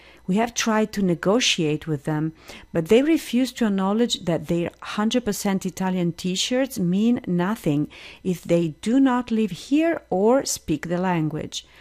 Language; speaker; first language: English; non-native, fluent; Italian